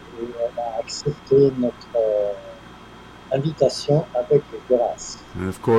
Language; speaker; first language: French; non-native, fluent; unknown